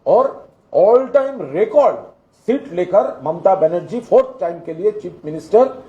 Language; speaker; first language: Hindi; non-native, local second language; Bangla